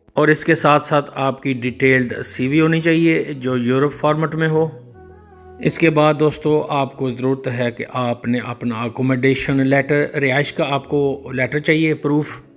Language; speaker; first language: Urdu; native; Urdu